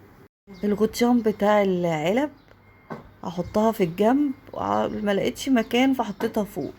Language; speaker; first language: Arabic; native; Arabic